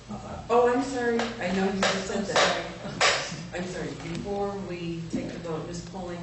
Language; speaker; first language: English; native; English